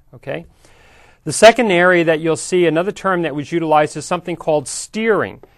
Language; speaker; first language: English; native; English